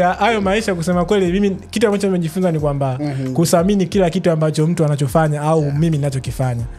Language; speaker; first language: Swahili; native; Swahili